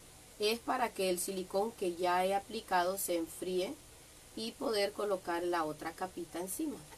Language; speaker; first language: Spanish; native; Spanish